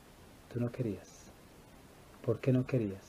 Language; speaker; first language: Spanish; native; Spanish